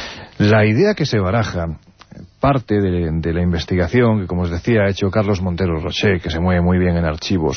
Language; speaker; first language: Spanish; native; Spanish